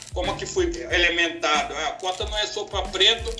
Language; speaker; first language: Portuguese; non-native, fluent; Wolof